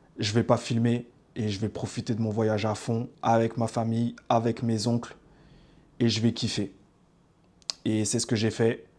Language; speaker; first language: French; native; French